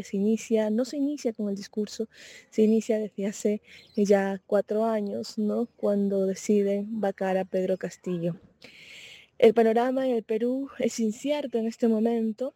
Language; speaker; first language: Spanish; native; Spanish